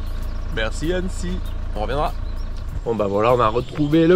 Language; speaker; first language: French; native; French